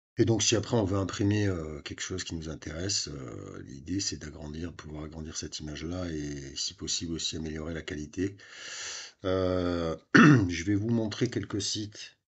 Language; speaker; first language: French; native; French